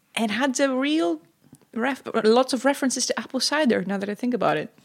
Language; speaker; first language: English; non-native, fluent; Greek